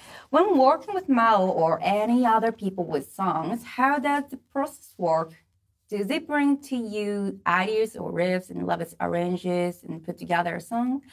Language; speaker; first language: English; non-native, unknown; Japanese